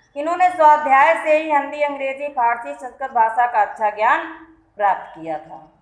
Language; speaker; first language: Hindi; native; Hindi